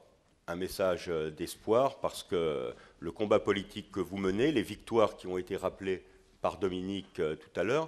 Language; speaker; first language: French; native; French